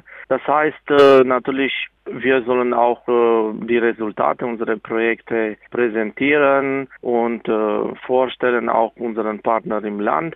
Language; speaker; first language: German; non-native, fluent; Romanian